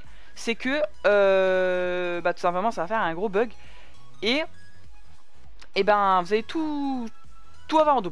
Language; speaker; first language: French; native; French